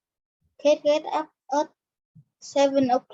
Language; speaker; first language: English; non-native, learner; Vietnamese